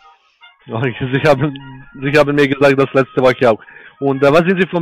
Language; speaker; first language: German; non-native, learner; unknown